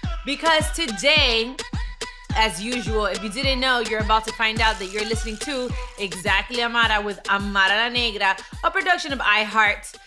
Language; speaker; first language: English; early bilingual, other home language; Spanish